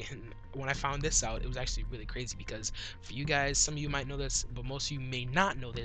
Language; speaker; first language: English; native; English